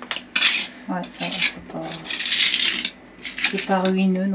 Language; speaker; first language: French; native; French